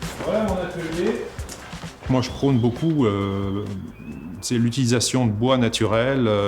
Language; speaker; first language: French; native; French